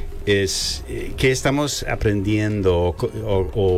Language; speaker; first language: Spanish; non-native, learner; English